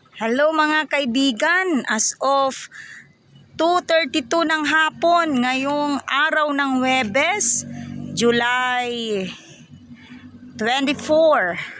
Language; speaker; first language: Filipino; non-native, local second language; Iloko